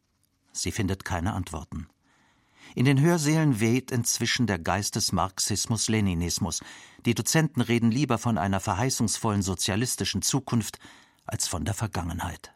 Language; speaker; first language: German; native; German